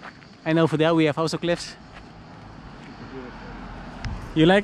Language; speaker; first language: English; non-native, fluent; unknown